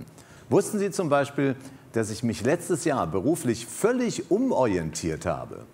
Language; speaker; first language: German; native; German